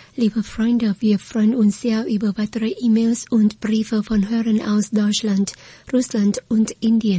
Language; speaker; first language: German; non-native, fluent; Vietnamese